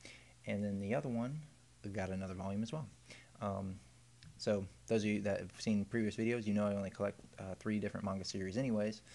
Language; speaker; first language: English; native; English